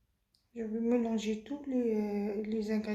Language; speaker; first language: French; non-native, local second language; Arabic